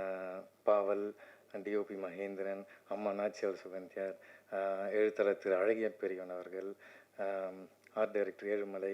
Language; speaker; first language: Tamil; native; Tamil